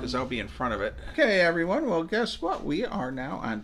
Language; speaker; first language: English; native; English